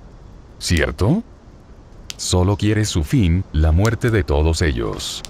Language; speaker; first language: Spanish; native; Spanish